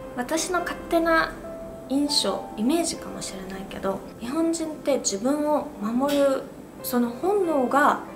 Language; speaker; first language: Japanese; non-native, fluent; Russian